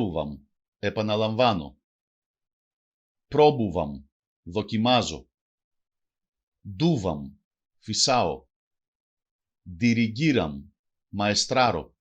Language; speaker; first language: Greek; non-native, local second language; Macedonian